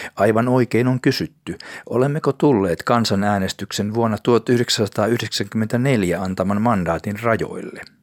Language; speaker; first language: Finnish; native; Finnish